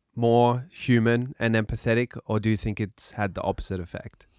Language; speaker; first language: English; native; English